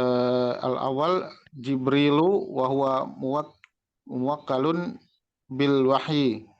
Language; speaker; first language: Arabic; non-native, learner; Indonesian